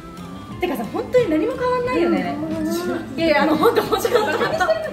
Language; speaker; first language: Japanese; native; Japanese